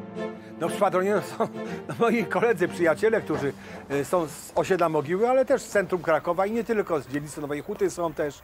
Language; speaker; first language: Polish; native; Polish